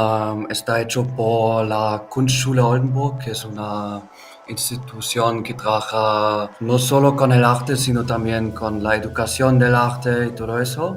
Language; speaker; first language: Spanish; non-native, fluent; German